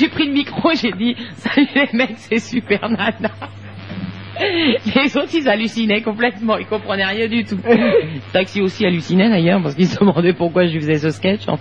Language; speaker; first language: French; native; French